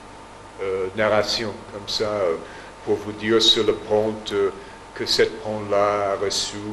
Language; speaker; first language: French; non-native, fluent; English